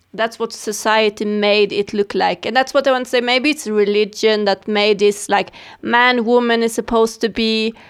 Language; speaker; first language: English; non-native, fluent; Swedish